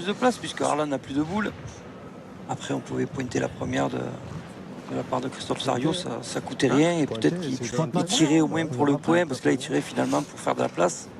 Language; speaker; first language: French; native; French